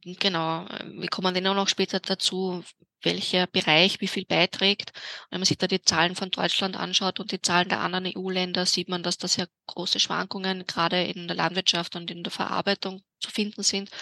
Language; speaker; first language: German; native; German